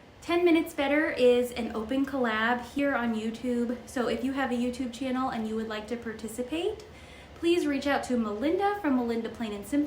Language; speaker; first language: English; native; English